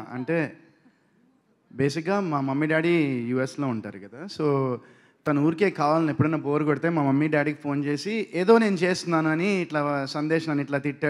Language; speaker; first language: Telugu; native; Telugu